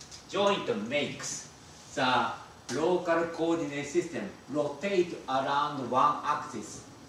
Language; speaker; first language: English; non-native, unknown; Japanese